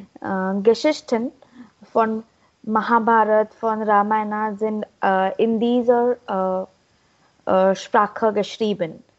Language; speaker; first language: German; non-native, learner; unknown